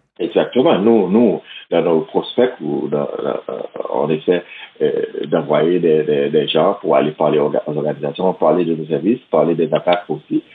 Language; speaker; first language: French; non-native, local second language; Haitian Creole